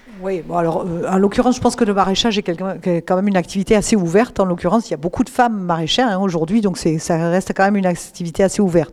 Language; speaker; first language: French; native; French